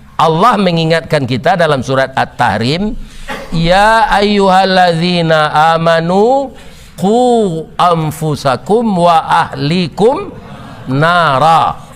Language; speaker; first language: Malay; non-native, local second language; Minangkabau